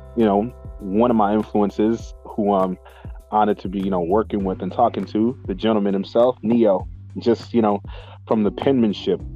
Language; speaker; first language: English; non-native, local second language; Shona